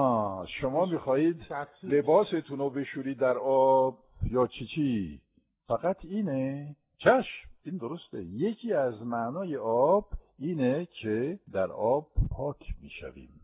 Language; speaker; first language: Persian; non-native, fluent; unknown